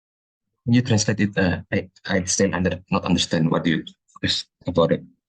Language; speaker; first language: English; non-native, learner; Indonesian